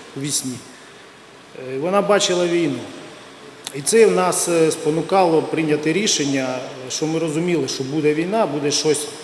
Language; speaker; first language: Ukrainian; non-native, local second language; Russian